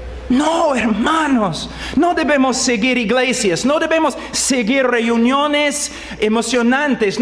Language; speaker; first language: Spanish; non-native, fluent; English